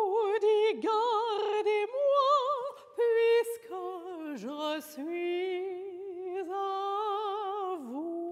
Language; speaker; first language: French; native; French